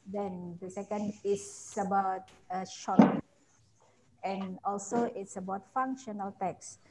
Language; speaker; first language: English; non-native, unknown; Javanese